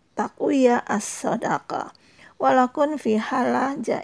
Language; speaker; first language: Arabic; non-native, fluent; Indonesian